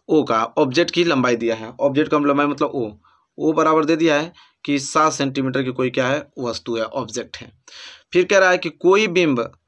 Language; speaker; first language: Hindi; native; Hindi